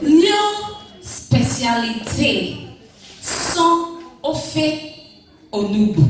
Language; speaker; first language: French; non-native, learner; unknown